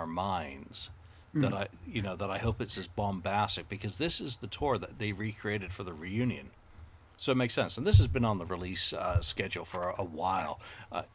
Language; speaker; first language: English; native; English